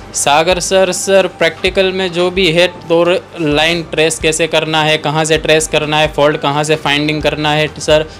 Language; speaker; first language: Hindi; non-native, local second language; Gujarati